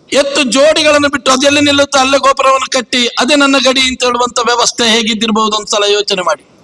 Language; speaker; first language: Kannada; native; Kannada